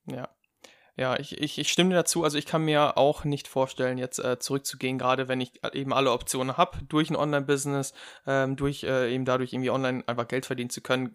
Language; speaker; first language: German; native; German